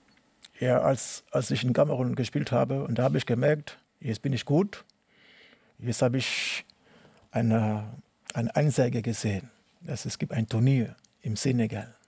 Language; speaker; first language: German; non-native, learner; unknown